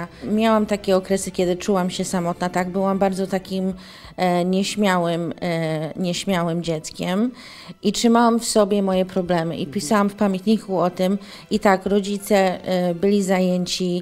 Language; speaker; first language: Polish; early bilingual, heritage; English